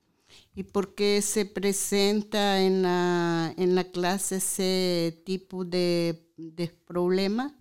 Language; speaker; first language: French; non-native, learner; Spanish